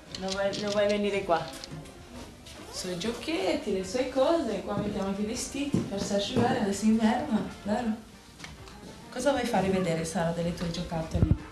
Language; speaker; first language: Italian; non-native, fluent; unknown